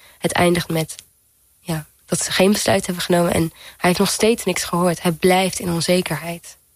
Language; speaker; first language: Dutch; early bilingual, heritage; Dutch